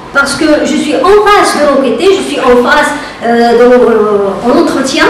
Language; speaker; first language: French; non-native, local second language; Arabic